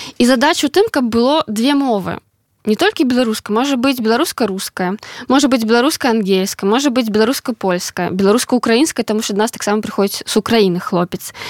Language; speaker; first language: Belarusian; non-native, local second language; Russian